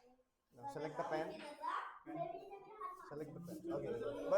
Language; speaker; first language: English; non-native, local second language; Hindi